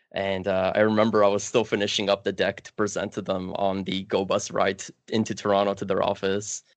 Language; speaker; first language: English; early bilingual, other home language; Polish